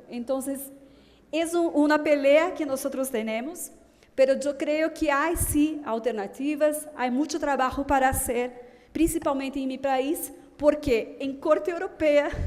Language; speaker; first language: Spanish; non-native, fluent; Portuguese